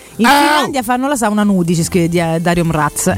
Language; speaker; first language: Italian; native; Italian